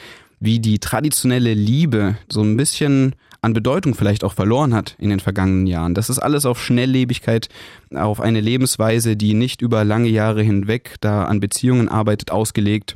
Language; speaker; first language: German; native; German